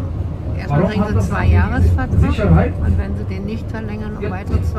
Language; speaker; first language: German; native; German